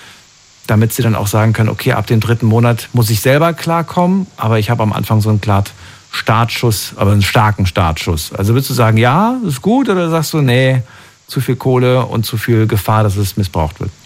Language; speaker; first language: German; native; German